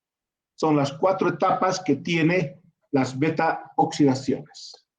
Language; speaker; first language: Spanish; native; Spanish